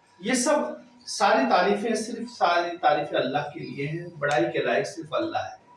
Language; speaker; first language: Urdu; native; Urdu